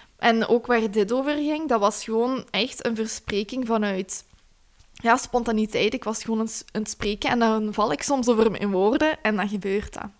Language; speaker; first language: Dutch; native; Dutch